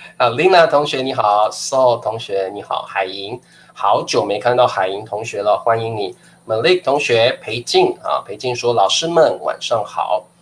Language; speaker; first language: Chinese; native; Chinese